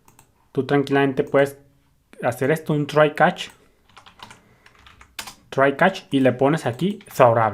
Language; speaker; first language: Spanish; native; Spanish